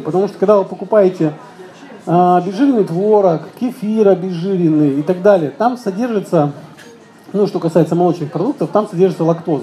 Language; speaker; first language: Russian; native; Russian